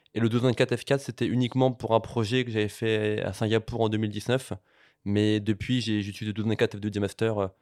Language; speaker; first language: French; native; French